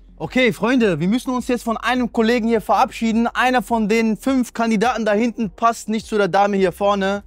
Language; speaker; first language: German; early bilingual, other home language; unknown